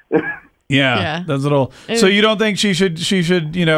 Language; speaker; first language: English; native; English